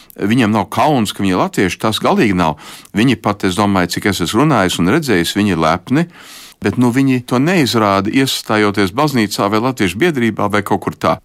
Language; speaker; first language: Latvian; early bilingual, heritage; Latvian